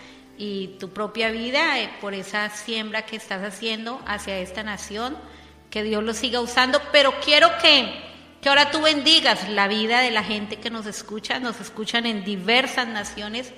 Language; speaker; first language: Spanish; native; Spanish